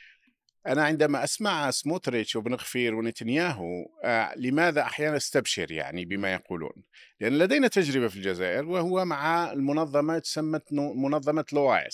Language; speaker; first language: Arabic; native; Arabic